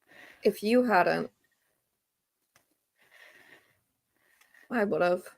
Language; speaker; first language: English; native; English